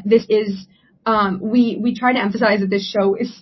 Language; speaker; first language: English; native; English